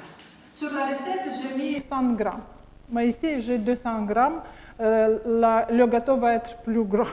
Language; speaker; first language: French; non-native, learner; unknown